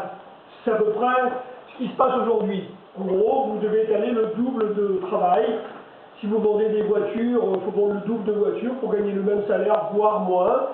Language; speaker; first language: French; native; French